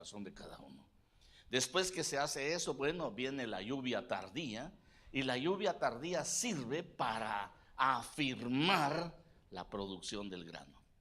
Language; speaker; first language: Spanish; native; Spanish